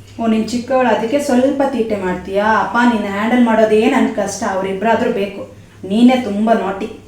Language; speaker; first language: Kannada; non-native, local second language; Konkani